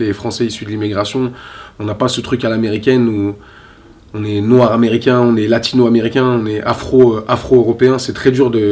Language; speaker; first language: French; native; French